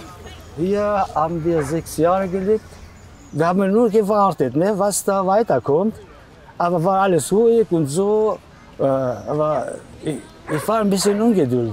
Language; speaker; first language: German; non-native, learner; Armenian